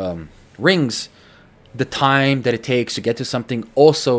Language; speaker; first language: English; native; English